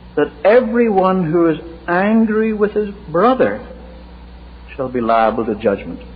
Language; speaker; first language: English; native; English